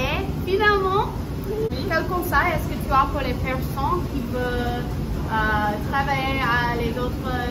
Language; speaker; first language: French; non-native, learner; English